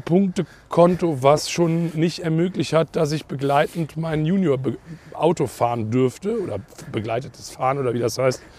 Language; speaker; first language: German; native; German